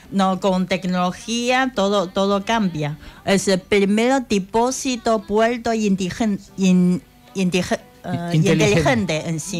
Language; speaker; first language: Spanish; non-native, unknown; Chinese